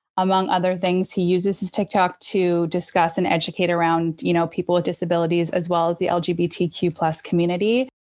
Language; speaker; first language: English; native; English